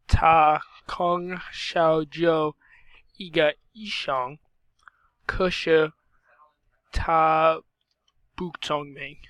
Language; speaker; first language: Chinese; non-native, learner; English